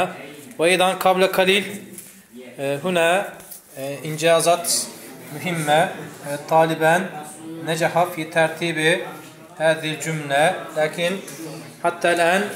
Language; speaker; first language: Arabic; non-native, fluent; Turkish